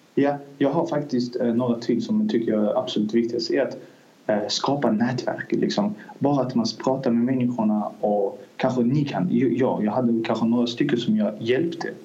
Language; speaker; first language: Swedish; early bilingual, other home language; Azerbaijani